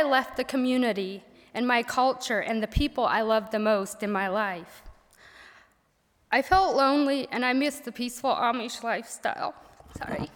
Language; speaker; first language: English; early bilingual, other home language; Pennsylvania German